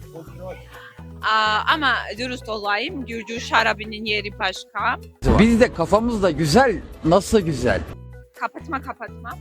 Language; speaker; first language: Turkish; non-native, fluent; Georgian